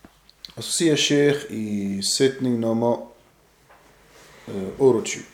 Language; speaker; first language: Danish; non-native, fluent; Arabic